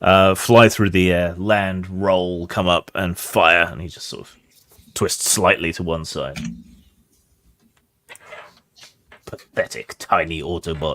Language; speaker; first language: English; native; English